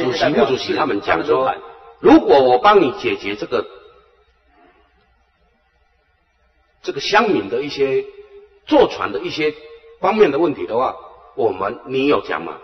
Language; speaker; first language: Chinese; native; Chinese